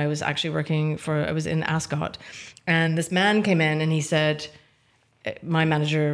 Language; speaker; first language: English; native; English